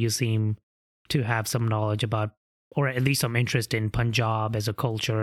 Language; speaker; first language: English; non-native, local second language; Punjabi